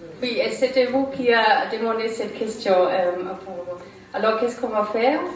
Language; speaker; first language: French; non-native, learner; German